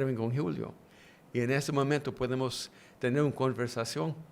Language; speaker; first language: Spanish; early bilingual, heritage; English